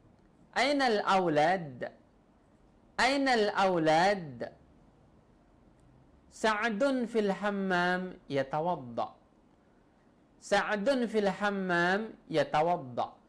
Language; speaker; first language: Arabic; non-native, fluent; Indonesian